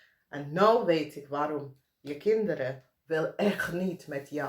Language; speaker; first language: Dutch; non-native, fluent; English